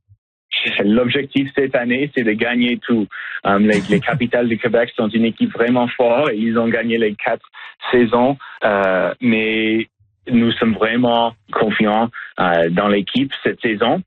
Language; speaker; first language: French; non-native, learner; English